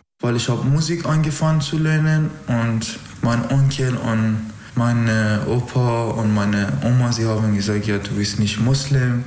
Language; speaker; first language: German; non-native, learner; Persian